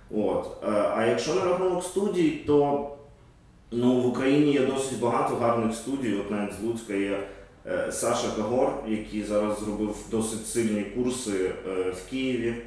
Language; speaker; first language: Ukrainian; native; Ukrainian